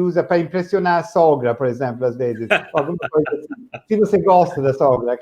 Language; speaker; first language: Portuguese; non-native, fluent; English